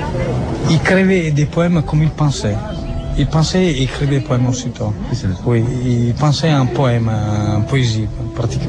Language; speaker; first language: French; non-native, fluent; Italian